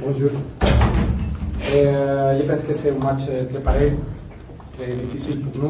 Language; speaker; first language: French; non-native, learner; Spanish